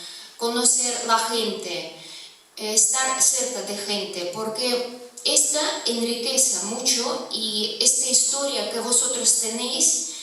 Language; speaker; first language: Spanish; non-native, fluent; Russian